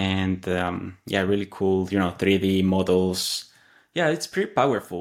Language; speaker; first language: English; non-native, fluent; Spanish